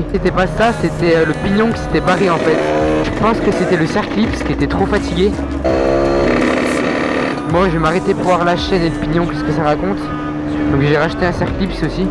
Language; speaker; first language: French; native; French